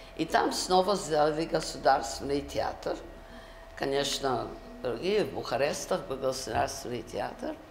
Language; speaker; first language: Russian; early bilingual, other home language; Yiddish